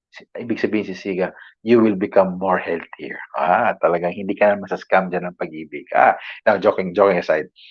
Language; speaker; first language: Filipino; non-native, local second language; Cebuano